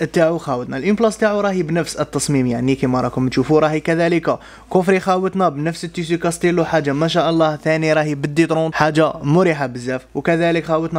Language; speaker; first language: Arabic; native; Arabic